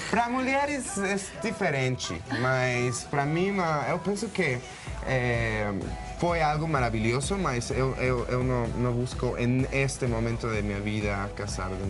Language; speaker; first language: Portuguese; non-native, learner; Spanish